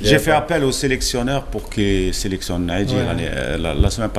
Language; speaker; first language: French; non-native, local second language; Arabic